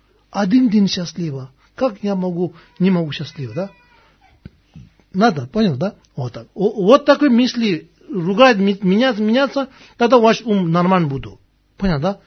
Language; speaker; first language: Russian; non-native, learner; Tibetan